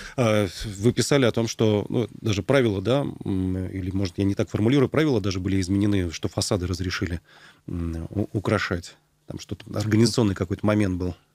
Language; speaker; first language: Russian; native; Russian